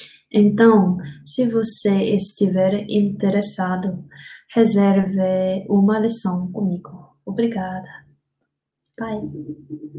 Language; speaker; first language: Portuguese; non-native, learner; Korean